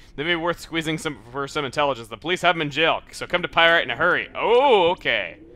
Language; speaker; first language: English; native; English